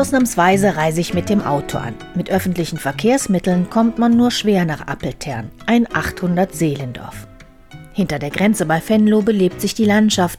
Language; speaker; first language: German; native; German